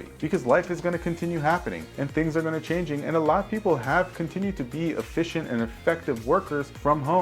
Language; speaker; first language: English; native; English